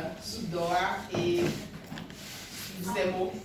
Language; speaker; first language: French; non-native, learner; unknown